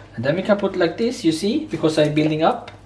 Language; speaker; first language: English; non-native, learner; Norwegian